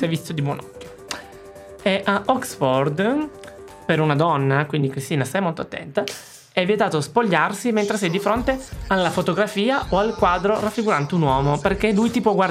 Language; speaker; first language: Italian; native; Italian